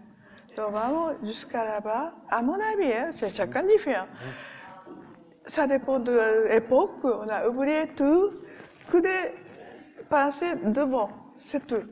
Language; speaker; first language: French; non-native, learner; Japanese